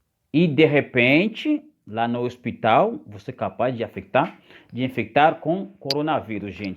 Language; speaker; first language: Portuguese; non-native, fluent; Haitian Creole